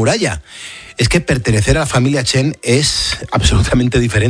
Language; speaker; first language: Spanish; native; Spanish